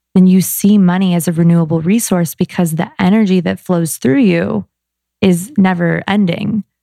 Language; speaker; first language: English; native; English